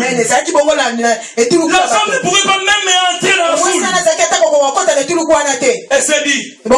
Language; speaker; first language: French; non-native, local second language; Lingala